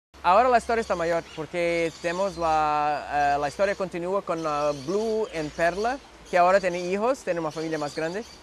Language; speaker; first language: Spanish; non-native, learner; Portuguese